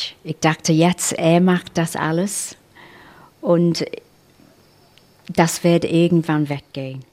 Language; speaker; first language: German; non-native, fluent; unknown